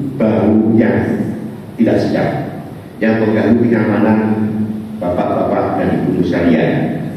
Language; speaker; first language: Indonesian; native; Indonesian